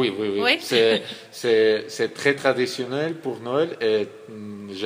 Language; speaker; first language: French; non-native, learner; Russian